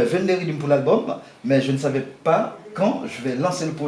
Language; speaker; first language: French; non-native, local second language; Haitian Creole